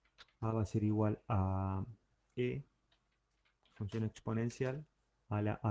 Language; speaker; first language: Spanish; native; Spanish